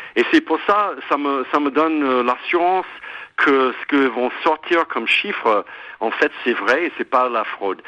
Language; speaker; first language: French; non-native, fluent; English